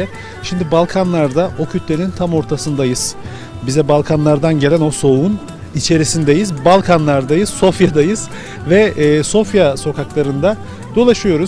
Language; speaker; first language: Turkish; native; Turkish